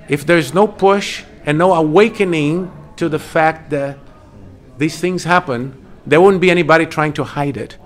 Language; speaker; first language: English; non-native, fluent; Portuguese